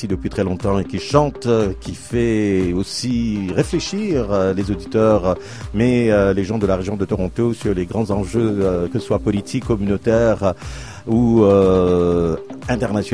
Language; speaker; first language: French; native; French